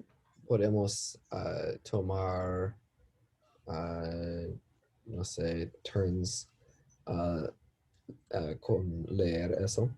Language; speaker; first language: Spanish; non-native, learner; English